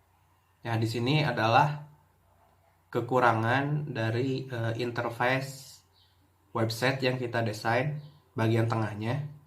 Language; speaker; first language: Indonesian; native; Indonesian